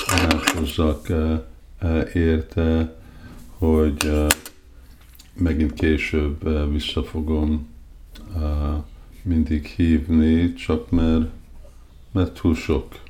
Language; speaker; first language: Hungarian; early bilingual, heritage; Hungarian